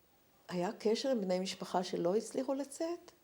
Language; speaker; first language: Hebrew; native; Hebrew